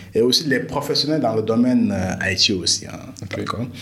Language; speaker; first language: French; non-native, local second language; Wolof